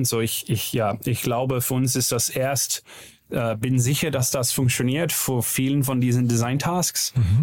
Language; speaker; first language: German; non-native, learner; Dutch